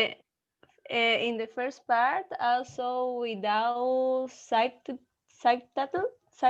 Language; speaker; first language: English; non-native, learner; Spanish